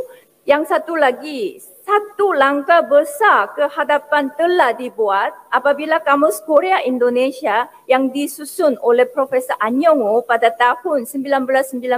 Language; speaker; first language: Indonesian; non-native, fluent; Korean